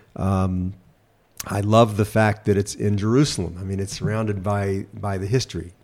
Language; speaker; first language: English; native; English